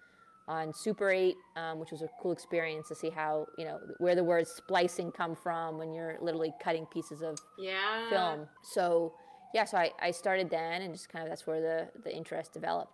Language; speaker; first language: English; early bilingual, other home language; Hindi